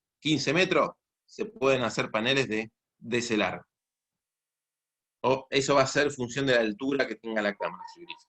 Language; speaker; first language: Spanish; native; Spanish